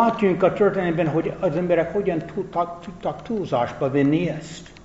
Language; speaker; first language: Hungarian; non-native, fluent; English